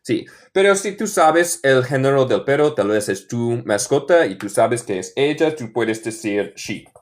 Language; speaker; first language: Spanish; non-native, fluent; English